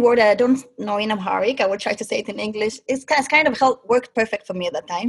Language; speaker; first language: English; non-native, fluent; Hebrew